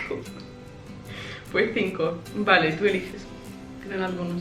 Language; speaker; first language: Spanish; non-native, fluent; English